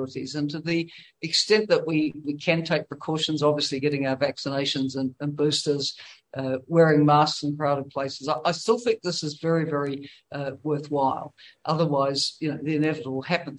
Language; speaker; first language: English; native; English